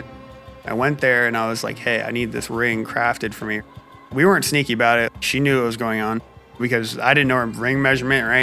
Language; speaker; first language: English; native; English